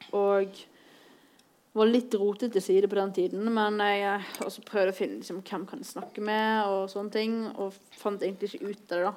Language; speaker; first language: Norwegian; native; Norwegian